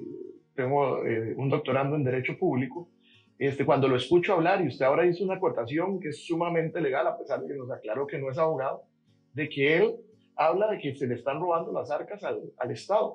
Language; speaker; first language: Spanish; native; Spanish